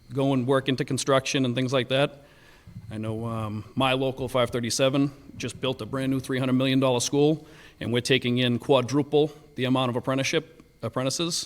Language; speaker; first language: English; native; English